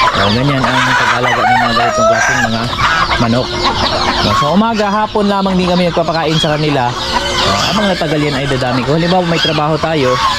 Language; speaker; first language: Filipino; native; Filipino